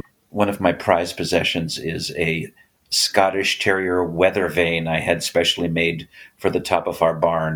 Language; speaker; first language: English; native; English